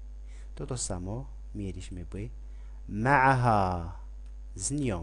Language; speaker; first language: Polish; non-native, fluent; Arabic